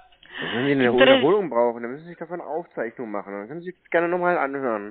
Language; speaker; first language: German; native; German